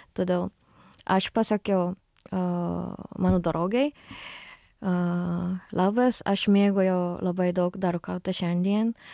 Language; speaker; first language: Lithuanian; non-native, learner; Japanese